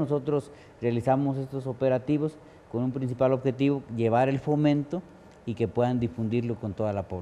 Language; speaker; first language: Spanish; native; Spanish